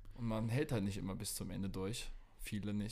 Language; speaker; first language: German; native; German